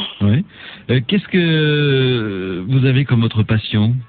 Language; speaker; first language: French; native; French